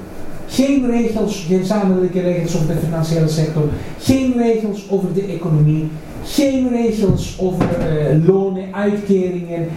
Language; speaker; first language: Dutch; non-native, fluent; Greek